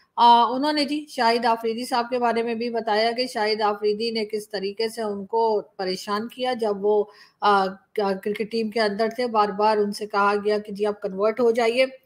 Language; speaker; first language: Hindi; native; Hindi